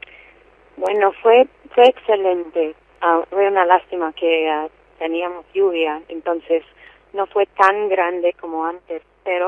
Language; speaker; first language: Spanish; non-native, fluent; English